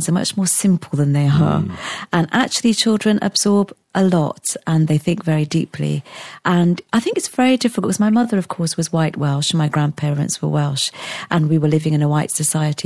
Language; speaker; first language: English; native; English